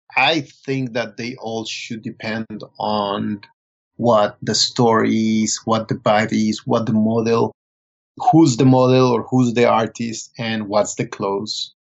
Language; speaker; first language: English; non-native, fluent; Spanish